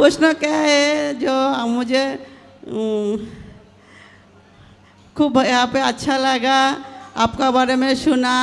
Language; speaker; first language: Hindi; non-native, local second language; Bangla